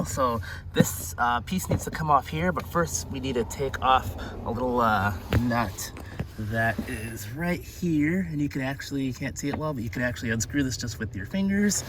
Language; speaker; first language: English; native; English